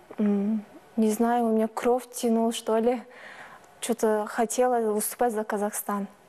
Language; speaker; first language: Russian; non-native, local second language; Turkish